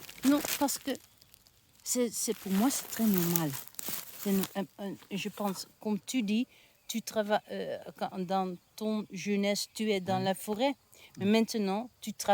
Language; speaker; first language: French; non-native, learner; Dutch